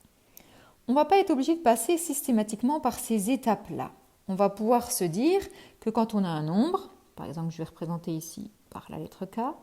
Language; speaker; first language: French; native; French